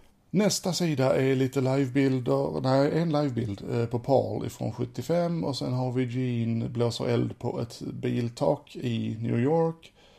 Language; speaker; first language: Swedish; native; Swedish